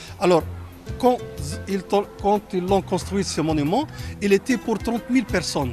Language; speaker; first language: French; non-native, local second language; Arabic